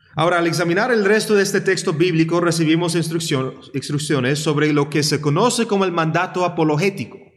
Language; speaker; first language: Spanish; early bilingual, heritage; Spanish